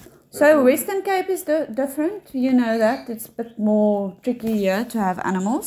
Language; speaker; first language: English; non-native, local second language; Afrikaans